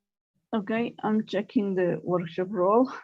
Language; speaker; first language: English; non-native, fluent; Spanish